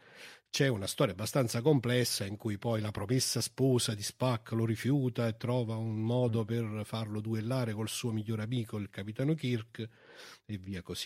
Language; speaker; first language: Italian; native; Italian